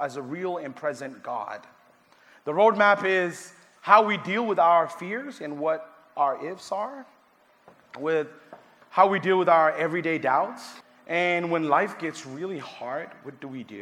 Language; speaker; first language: English; non-native, fluent; Tigrinya